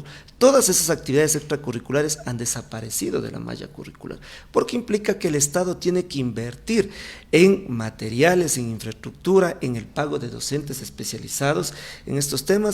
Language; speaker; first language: Spanish; native; Spanish